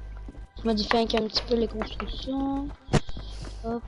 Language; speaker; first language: French; native; French